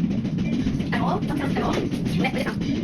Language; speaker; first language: Japanese; non-native, learner; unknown